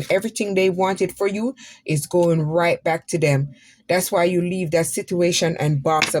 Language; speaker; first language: English; native; English